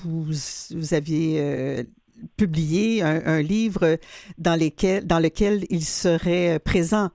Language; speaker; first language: French; native; French